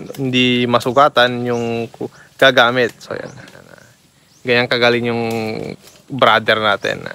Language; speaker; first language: Filipino; non-native, local second language; Iloko